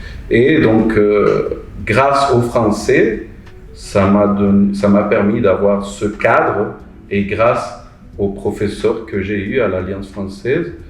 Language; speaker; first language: French; non-native, fluent; Spanish